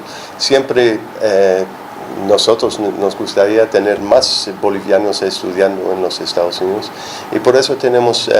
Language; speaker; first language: Spanish; non-native, fluent; English